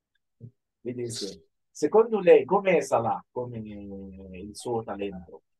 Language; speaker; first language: Italian; non-native, fluent; Arabic